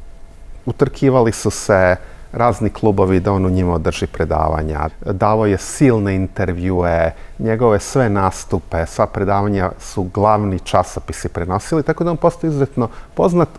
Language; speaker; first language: Serbian; native; Serbian